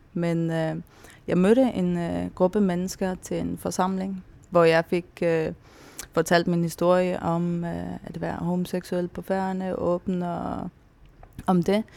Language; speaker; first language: Danish; non-native, local second language; Faroese